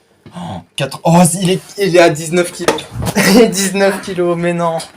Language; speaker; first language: French; native; French